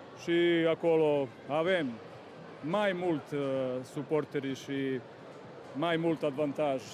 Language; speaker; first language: Romanian; non-native, fluent; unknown